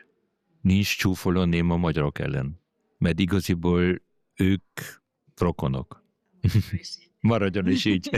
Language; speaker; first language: Hungarian; early bilingual, heritage; German